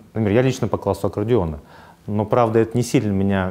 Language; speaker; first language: Russian; native; Russian